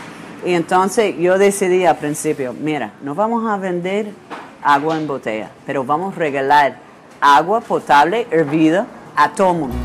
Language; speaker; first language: Spanish; non-native, fluent; English